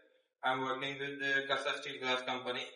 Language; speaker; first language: English; non-native, learner; Urdu